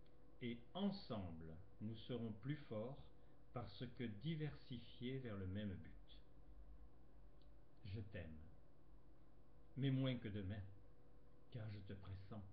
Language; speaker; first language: French; native; French